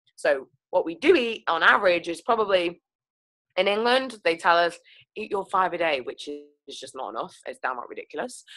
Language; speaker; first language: English; native; English